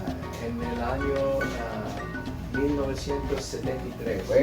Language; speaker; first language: Spanish; non-native, learner; English